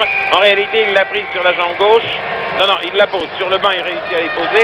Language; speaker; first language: French; native; French